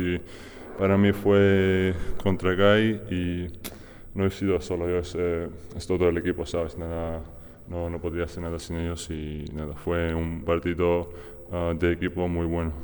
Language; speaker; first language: Spanish; non-native, fluent; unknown